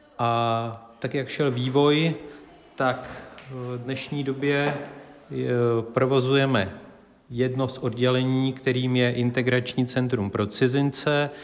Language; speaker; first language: Czech; native; Czech